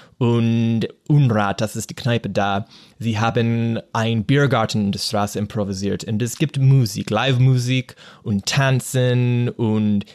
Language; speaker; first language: German; non-native, learner; English